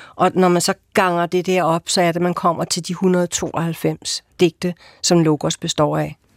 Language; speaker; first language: Danish; native; Danish